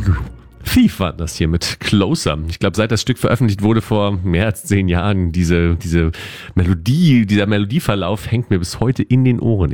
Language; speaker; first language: German; native; German